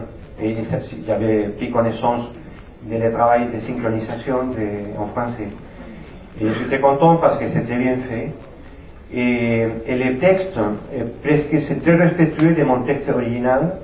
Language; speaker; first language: French; non-native, fluent; Spanish